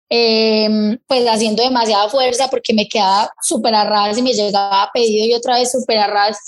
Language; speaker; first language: Spanish; native; Spanish